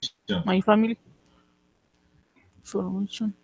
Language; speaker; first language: English; non-native, learner; Spanish